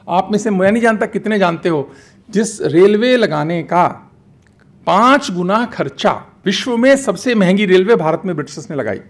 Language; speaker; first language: Hindi; native; Hindi